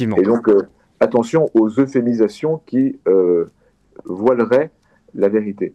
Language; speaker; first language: French; native; French